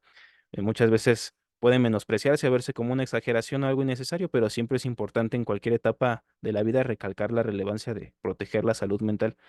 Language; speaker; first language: Spanish; native; Spanish